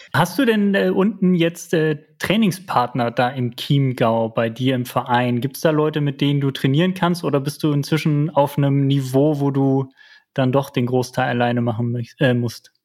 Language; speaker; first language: German; native; German